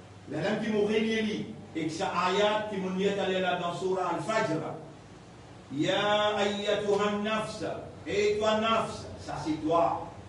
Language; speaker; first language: French; non-native, local second language; Morisyen